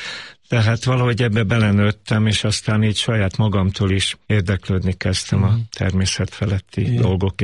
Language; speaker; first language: Hungarian; native; Hungarian